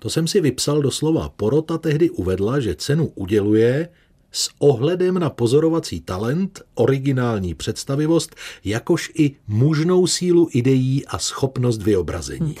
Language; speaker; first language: Czech; native; Czech